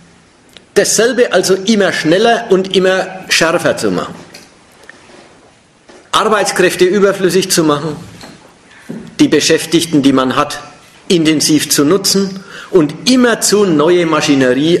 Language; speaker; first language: German; native; German